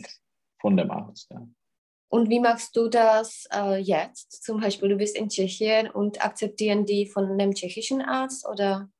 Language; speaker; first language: German; non-native, learner; Czech